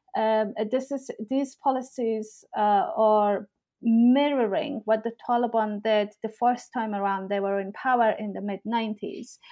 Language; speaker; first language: English; non-native, fluent; Persian